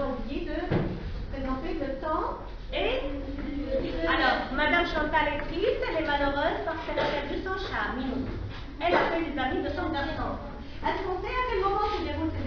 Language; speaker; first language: French; non-native, local second language; Arabic